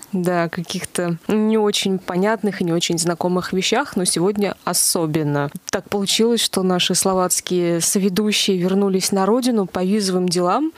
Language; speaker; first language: Russian; native; Russian